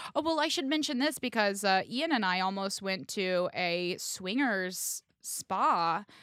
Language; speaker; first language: English; native; English